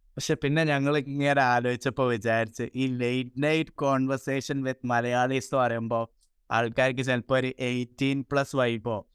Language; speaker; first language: Malayalam; early bilingual, heritage; Malayalam